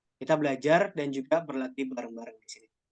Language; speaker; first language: Indonesian; native; Indonesian